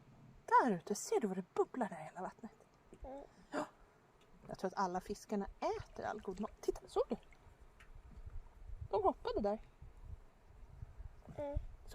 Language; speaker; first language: Swedish; native; Swedish